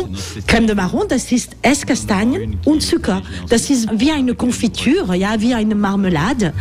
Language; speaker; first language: German; non-native, learner; French